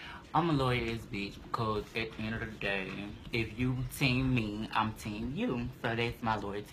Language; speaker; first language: English; native; English